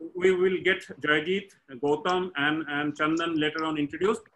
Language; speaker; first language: English; non-native, local second language; Bangla